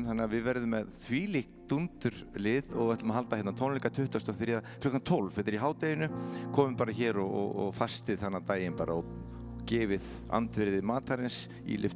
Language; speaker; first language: Icelandic; native; Icelandic